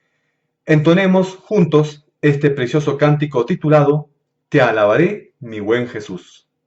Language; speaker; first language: Spanish; native; Spanish